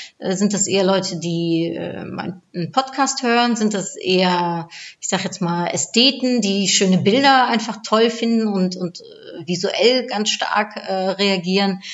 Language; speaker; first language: German; non-native, fluent; Dutch